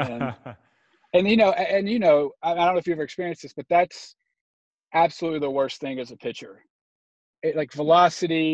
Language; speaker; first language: English; native; English